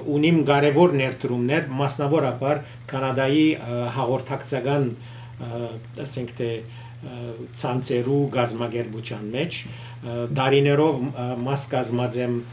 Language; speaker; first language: Armenian; early bilingual, heritage; Armenian